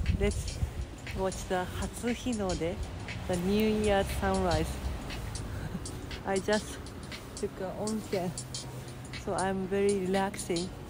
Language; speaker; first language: English; non-native, fluent; Japanese